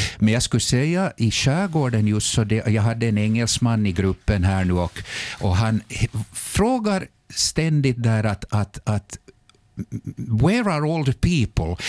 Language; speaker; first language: Swedish; native; Swedish